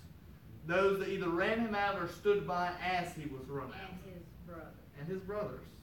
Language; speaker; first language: English; native; English